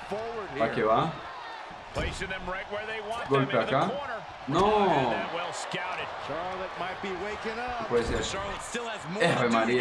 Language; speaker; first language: Spanish; native; Spanish